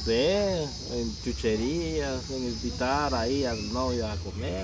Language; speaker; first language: Spanish; native; Spanish